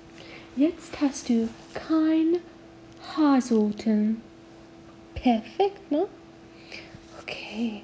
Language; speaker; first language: German; non-native, learner; English